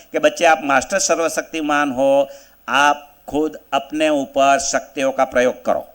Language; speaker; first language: Hindi; non-native, local second language; Gujarati